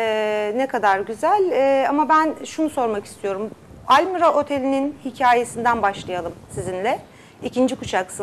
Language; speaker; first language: Turkish; native; Turkish